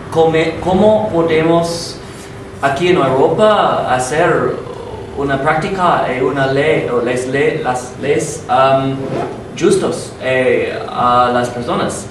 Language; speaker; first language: Spanish; non-native, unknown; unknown